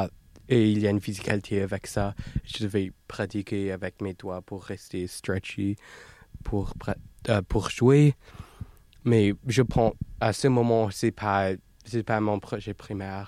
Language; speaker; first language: French; non-native, local second language; English